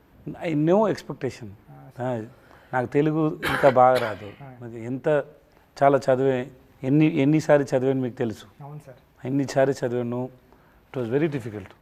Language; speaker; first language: Telugu; non-native, learner; Tamil